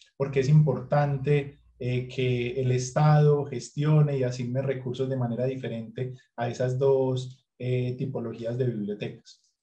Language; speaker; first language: Spanish; native; Spanish